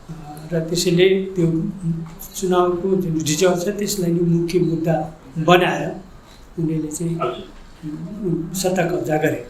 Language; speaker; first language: Nepali; native; Nepali